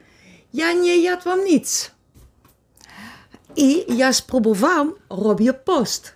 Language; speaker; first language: Polish; non-native, learner; Dutch